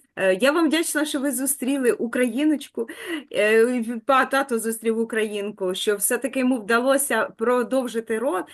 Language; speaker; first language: Ukrainian; native; Ukrainian